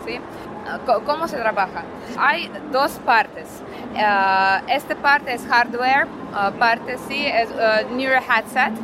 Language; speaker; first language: Spanish; non-native, learner; Russian